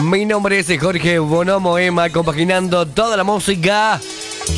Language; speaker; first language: Spanish; native; Spanish